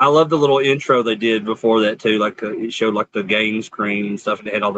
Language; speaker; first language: English; native; English